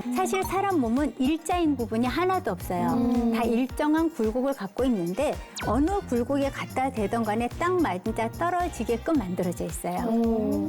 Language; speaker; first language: Korean; native; Korean